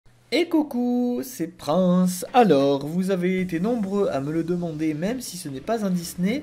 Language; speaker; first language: French; native; French